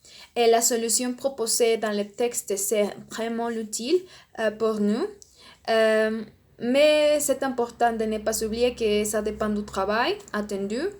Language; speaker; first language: French; non-native, learner; Spanish